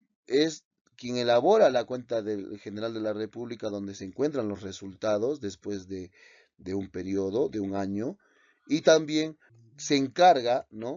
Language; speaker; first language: Spanish; native; Spanish